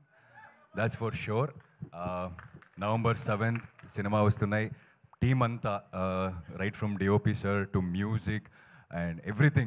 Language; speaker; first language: Telugu; non-native, fluent; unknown